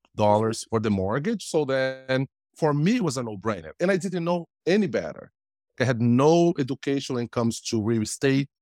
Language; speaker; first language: English; non-native, fluent; Portuguese